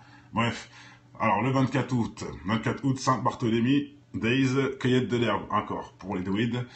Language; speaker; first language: French; native; French